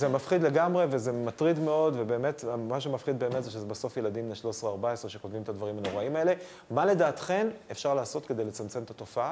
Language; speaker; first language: Hebrew; native; Hebrew